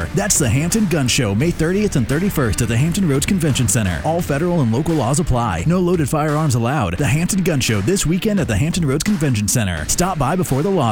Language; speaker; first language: English; native; English